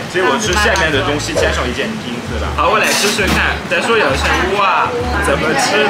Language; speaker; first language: Chinese; non-native, fluent; French